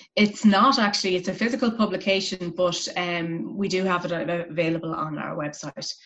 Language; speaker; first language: English; native; English